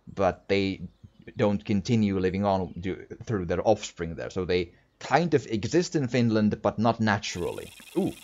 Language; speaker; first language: English; non-native, fluent; Finnish